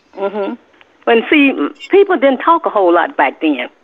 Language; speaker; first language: English; native; English